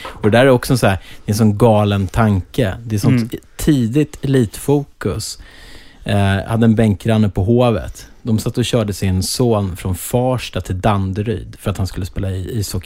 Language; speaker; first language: Swedish; native; Swedish